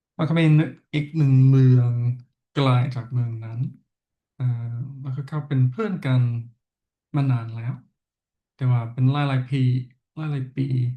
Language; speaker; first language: Thai; non-native, learner; English